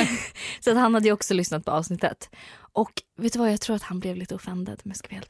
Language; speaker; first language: Swedish; native; Swedish